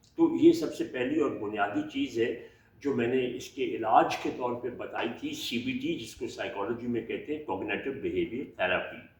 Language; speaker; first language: Urdu; native; Urdu